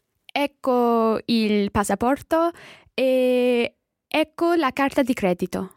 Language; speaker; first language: Italian; non-native, learner; English